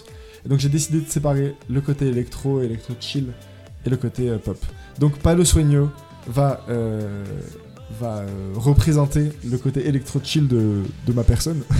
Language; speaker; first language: French; native; French